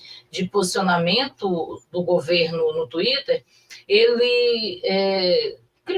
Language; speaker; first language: Portuguese; native; Portuguese